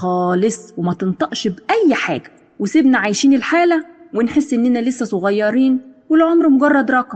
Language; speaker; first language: Arabic; native; Arabic